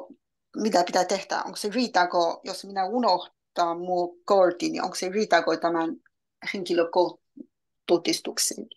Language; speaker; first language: Finnish; non-native, learner; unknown